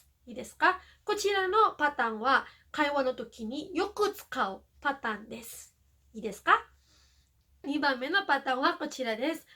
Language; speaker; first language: Japanese; non-native, fluent; Filipino